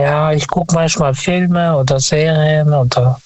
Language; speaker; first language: German; non-native, fluent; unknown